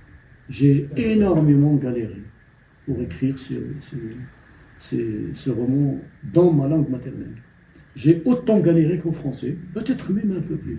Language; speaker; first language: French; non-native, local second language; Tachelhit